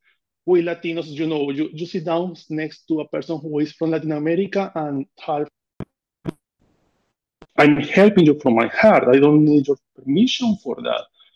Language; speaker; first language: English; non-native, fluent; Spanish